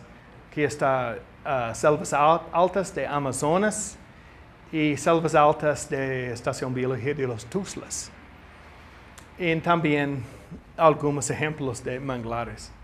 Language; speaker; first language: Spanish; non-native, learner; English